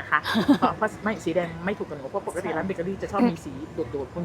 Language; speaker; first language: Thai; native; Thai